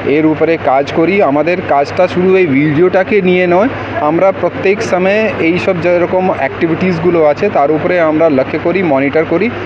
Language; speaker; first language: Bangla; non-native, local second language; Hindi